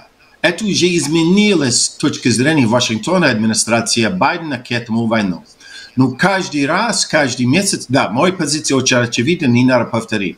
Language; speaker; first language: Russian; non-native, fluent; English